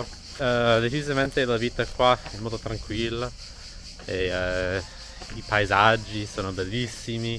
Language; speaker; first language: Italian; non-native, fluent; English